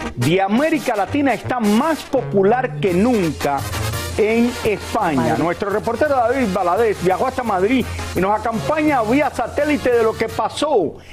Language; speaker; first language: Spanish; native; Spanish